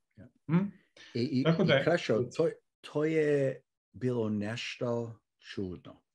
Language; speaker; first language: Croatian; early bilingual, heritage; Croatian